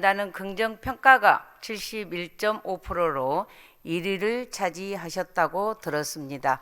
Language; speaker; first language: Korean; native; Korean